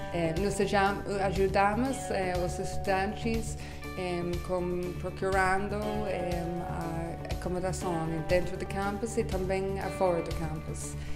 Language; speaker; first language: Portuguese; non-native, fluent; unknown